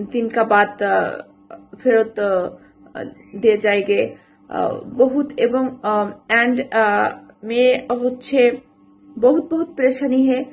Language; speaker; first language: Hindi; non-native, learner; Bangla